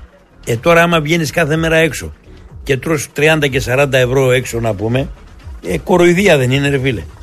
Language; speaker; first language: Greek; native; Greek